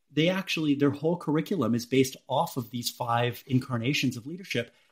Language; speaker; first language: English; native; English